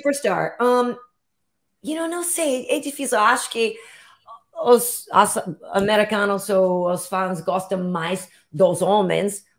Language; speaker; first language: Portuguese; non-native, learner; English